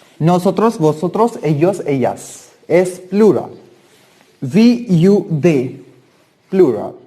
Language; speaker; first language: Spanish; non-native, learner; Hindi